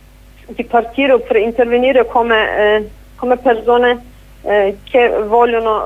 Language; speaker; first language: Italian; non-native, fluent; Kurdish